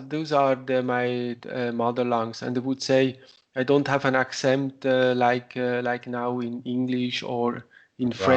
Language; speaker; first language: English; non-native, learner; Italian